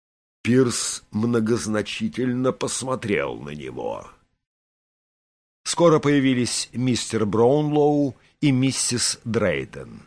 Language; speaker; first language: Russian; native; Russian